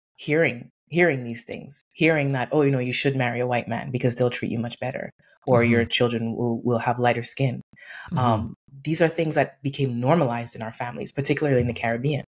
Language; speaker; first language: English; native; English